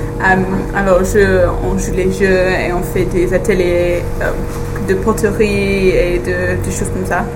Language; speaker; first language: French; non-native, fluent; English